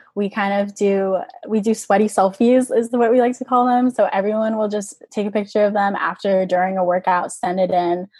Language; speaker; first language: English; native; English